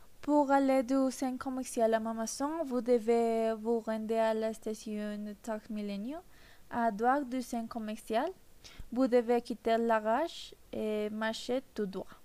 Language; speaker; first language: French; non-native, learner; Spanish